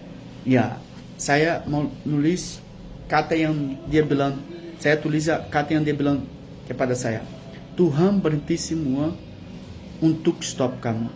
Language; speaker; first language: Indonesian; non-native, fluent; Portuguese